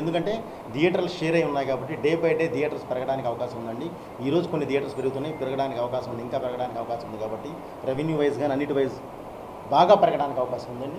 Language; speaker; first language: Telugu; native; Telugu